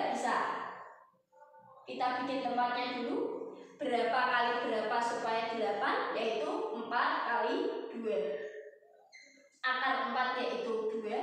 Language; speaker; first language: Indonesian; native; Indonesian